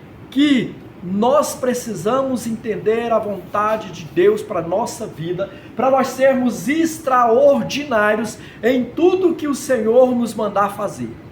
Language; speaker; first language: Portuguese; native; Portuguese